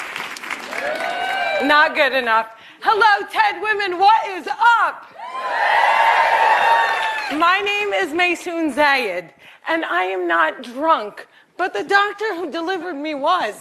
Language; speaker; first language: English; native; English